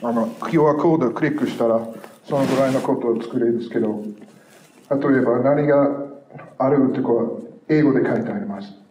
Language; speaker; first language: Japanese; non-native, fluent; English